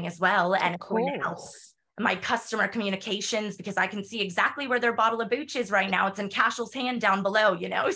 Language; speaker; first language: English; native; English